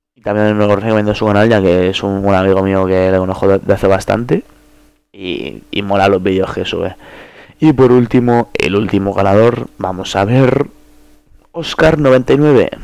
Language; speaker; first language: Spanish; early bilingual, other home language; Polish